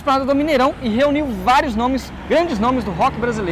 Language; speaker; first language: Portuguese; native; Portuguese